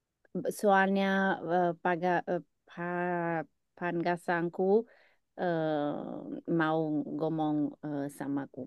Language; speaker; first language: Indonesian; non-native, learner; English